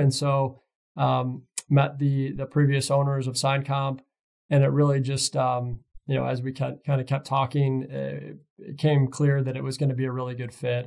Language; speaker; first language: English; native; English